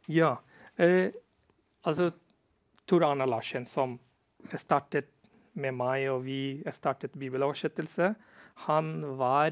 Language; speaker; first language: Norwegian; non-native, fluent; Rohingya